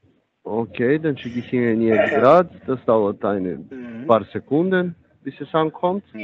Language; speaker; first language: German; non-native, fluent; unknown